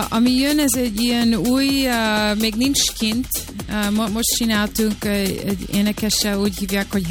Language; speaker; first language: Hungarian; early bilingual, heritage; Hungarian